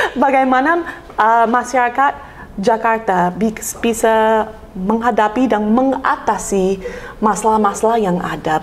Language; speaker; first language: Indonesian; non-native, fluent; English